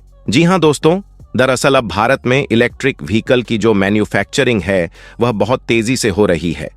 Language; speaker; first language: Hindi; native; Hindi